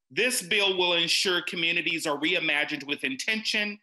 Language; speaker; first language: English; native; English